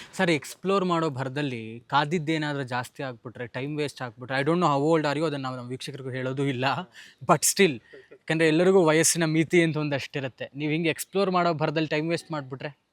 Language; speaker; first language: Kannada; native; Kannada